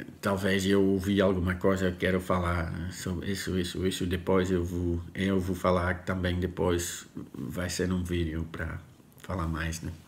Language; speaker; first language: Portuguese; non-native, learner; Dutch